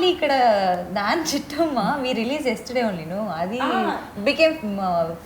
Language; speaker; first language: Telugu; non-native, learner; Tamil